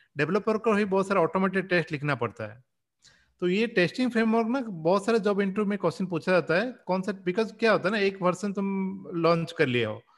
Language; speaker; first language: Hindi; non-native, local second language; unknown